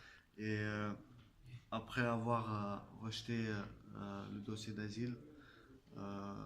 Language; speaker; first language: French; non-native, fluent; Chechen